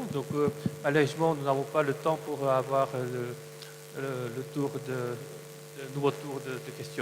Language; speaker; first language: French; non-native, fluent; Korean